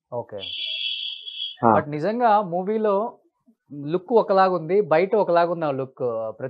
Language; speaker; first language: Telugu; native; Telugu